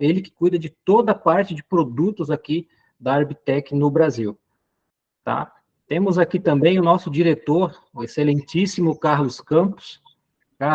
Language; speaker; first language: Portuguese; native; Portuguese